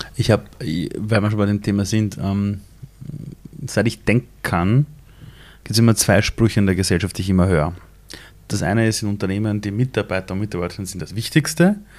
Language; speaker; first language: German; early bilingual, other home language; Persian